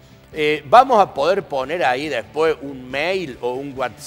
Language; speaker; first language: Spanish; native; Spanish